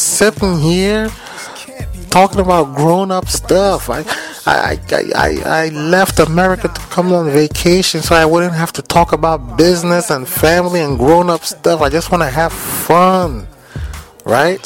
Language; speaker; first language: English; non-native, local second language; Akan